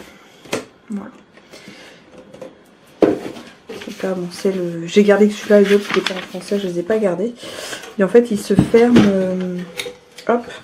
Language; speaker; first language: French; native; French